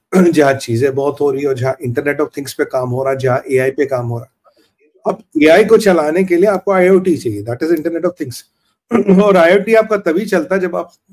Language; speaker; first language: Hindi; native; Hindi